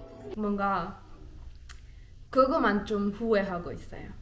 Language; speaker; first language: Korean; non-native, learner; German